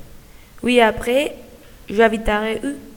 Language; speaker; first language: French; non-native, learner; Spanish